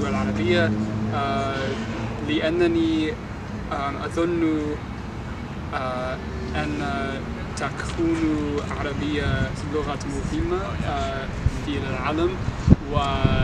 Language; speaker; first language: Arabic; non-native, learner; English